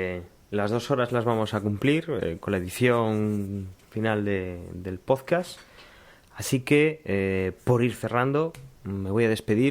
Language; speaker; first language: Spanish; native; Spanish